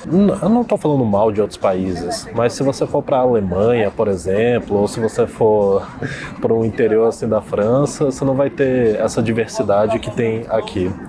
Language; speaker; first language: Portuguese; native; Portuguese